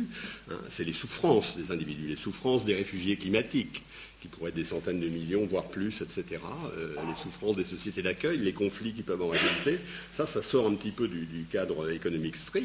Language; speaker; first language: French; native; French